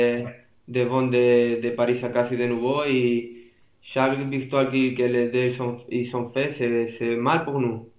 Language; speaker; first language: French; non-native, fluent; Spanish